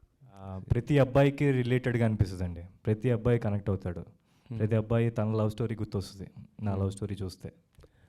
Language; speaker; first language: Telugu; native; Telugu